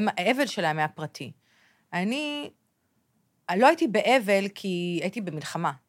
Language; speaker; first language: Hebrew; native; Hebrew